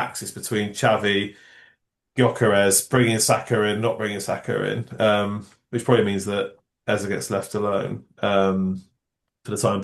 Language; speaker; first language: English; native; English